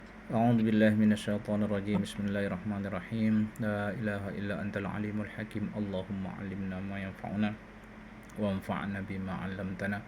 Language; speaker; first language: Arabic; non-native, fluent; Indonesian